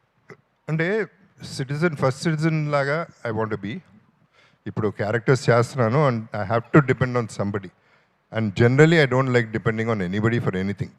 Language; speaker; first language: Telugu; native; Telugu